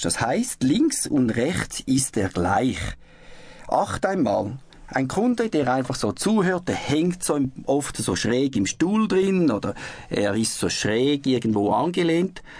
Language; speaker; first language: German; native; German